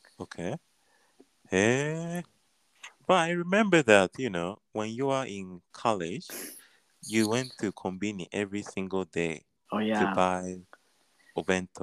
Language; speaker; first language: English; non-native, learner; Japanese